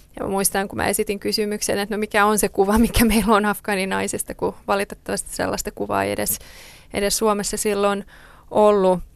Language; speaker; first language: Finnish; early bilingual, other home language; Persian